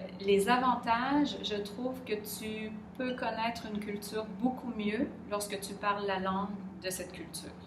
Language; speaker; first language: French; native; French